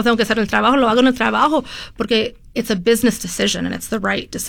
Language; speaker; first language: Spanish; early bilingual, heritage; Spanish